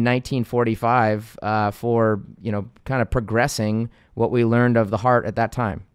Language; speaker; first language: English; native; English